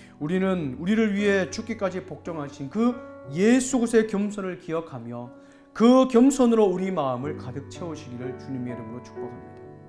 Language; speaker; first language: Korean; native; Korean